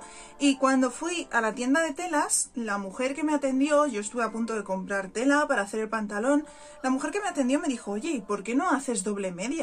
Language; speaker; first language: Spanish; native; Spanish